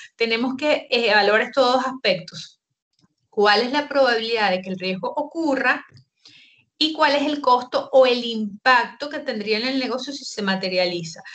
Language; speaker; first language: Spanish; native; Spanish